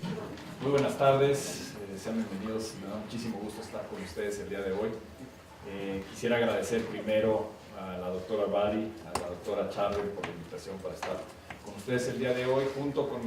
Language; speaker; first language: Spanish; native; Spanish